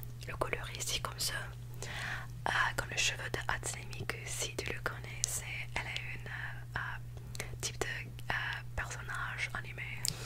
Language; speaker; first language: French; non-native, learner; English